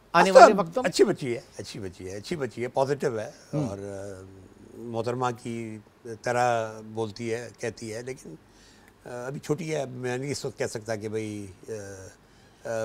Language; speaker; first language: Urdu; native; Urdu